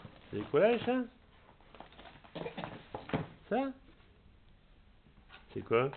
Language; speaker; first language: French; native; French